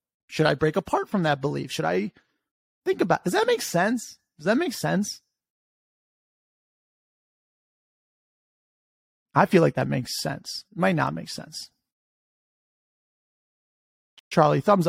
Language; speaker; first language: English; native; English